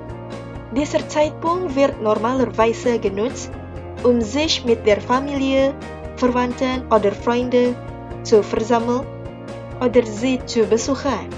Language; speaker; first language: German; non-native, fluent; Indonesian